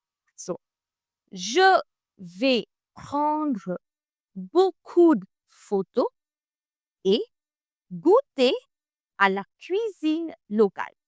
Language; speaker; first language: French; non-native, fluent; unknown